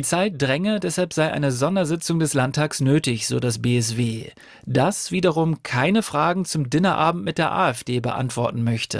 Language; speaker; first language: German; native; German